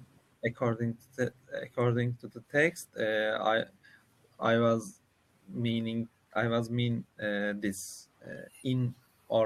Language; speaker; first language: English; non-native, learner; Turkish